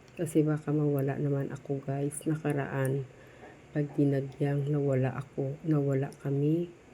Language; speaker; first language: Filipino; non-native, local second language; Hiligaynon